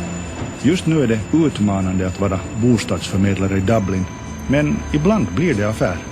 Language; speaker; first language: Swedish; native; Swedish